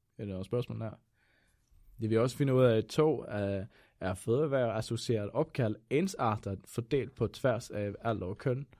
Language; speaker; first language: Danish; non-native, fluent; Swedish